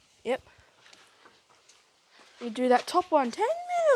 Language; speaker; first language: English; native; English